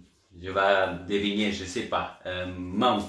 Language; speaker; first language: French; non-native, learner; Portuguese